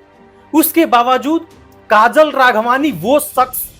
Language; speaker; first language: Hindi; native; Hindi